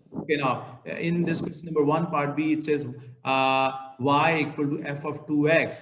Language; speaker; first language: English; non-native, local second language; Urdu